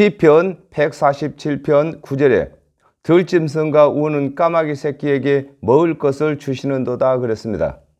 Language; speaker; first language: Korean; native; Korean